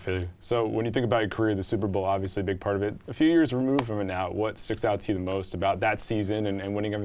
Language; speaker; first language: English; native; English